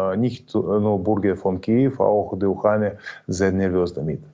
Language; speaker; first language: German; non-native, learner; Ukrainian